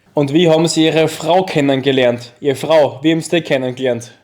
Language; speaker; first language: German; native; German